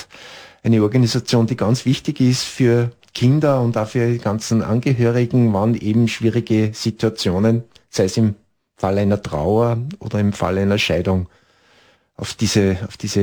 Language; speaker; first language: German; native; German